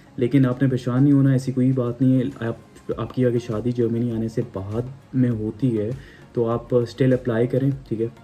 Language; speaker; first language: Urdu; non-native, local second language; Punjabi